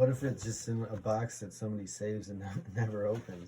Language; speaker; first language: English; native; English